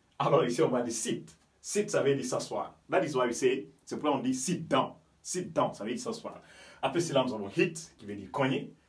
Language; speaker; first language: French; non-native, local second language; Fula